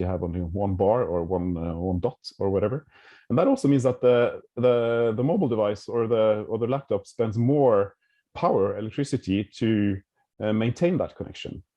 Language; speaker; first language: English; non-native, fluent; Norwegian